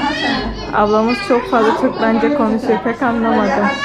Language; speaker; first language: Turkish; early bilingual, heritage; Turkmen